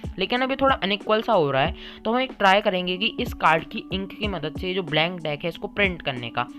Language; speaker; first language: Hindi; native; Hindi